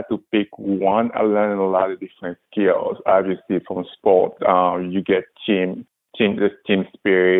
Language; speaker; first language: English; non-native, local second language; French